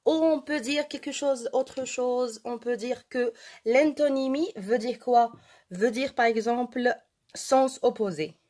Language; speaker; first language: French; non-native, local second language; Arabic